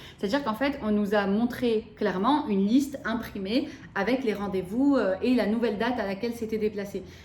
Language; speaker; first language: French; early bilingual, other home language; Arabic